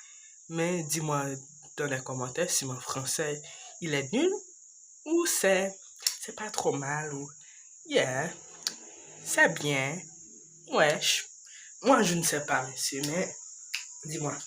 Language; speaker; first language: French; non-native, learner; English